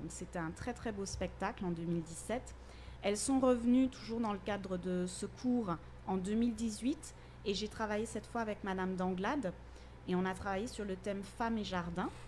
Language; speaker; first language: French; native; French